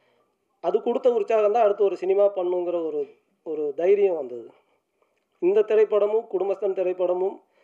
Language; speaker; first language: Tamil; native; Tamil